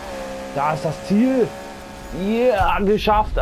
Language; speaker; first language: German; native; German